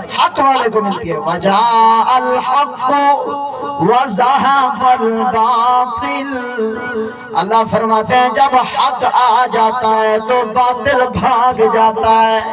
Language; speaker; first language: Urdu; non-native, local second language; Saraiki